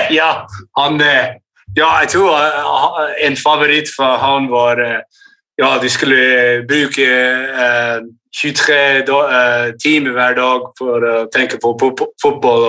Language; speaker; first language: Norwegian; early bilingual, heritage; English